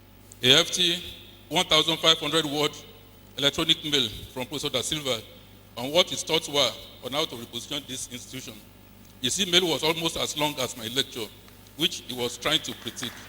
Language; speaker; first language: English; non-native, local second language; Yoruba